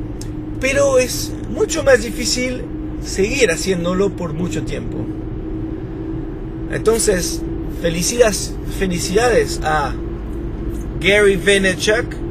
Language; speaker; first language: Spanish; non-native, fluent; French